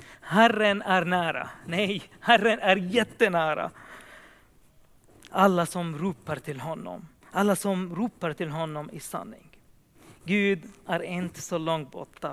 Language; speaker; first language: Swedish; non-native, fluent; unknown